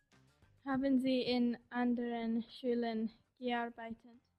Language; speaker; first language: German; non-native, learner; English